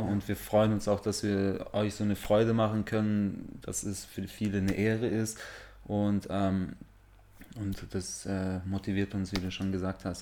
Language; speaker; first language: German; native; German